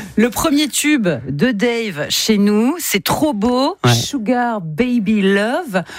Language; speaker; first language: French; native; French